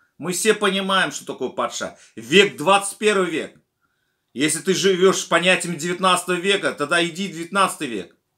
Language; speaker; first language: Russian; non-native, local second language; Turkmen